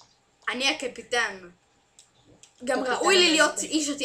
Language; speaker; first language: Hebrew; native; Hebrew